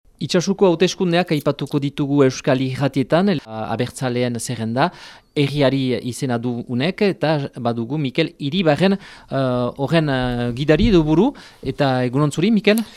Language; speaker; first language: Basque; native; Basque